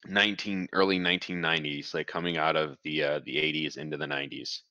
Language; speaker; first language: English; native; English